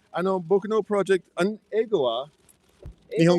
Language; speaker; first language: Japanese; non-native, learner; English